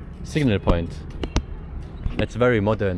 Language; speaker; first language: English; non-native, learner; German